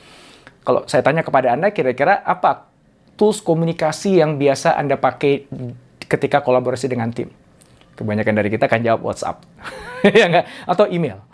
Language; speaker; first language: Indonesian; native; Indonesian